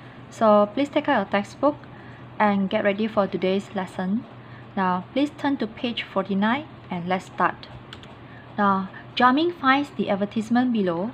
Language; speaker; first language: English; non-native, local second language; Chinese